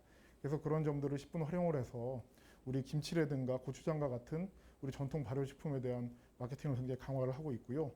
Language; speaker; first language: Korean; native; Korean